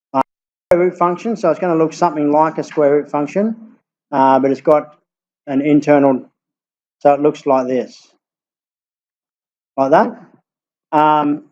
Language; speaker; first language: English; native; English